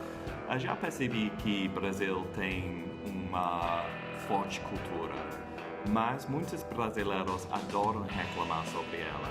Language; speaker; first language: Portuguese; non-native, fluent; English